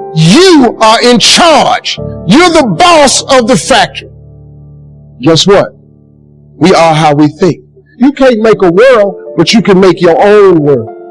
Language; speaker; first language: English; native; English